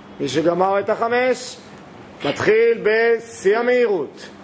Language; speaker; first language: Hebrew; native; Hebrew